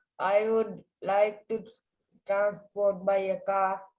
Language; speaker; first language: English; non-native, learner; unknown